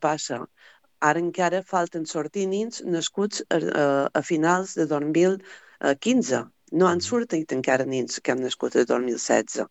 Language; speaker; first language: Catalan; native; Catalan